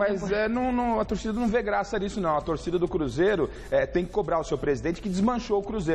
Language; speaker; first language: Portuguese; native; Portuguese